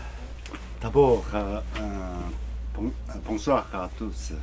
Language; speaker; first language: French; non-native, learner; Korean